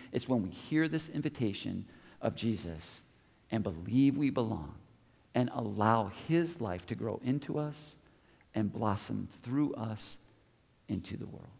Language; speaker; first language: English; native; English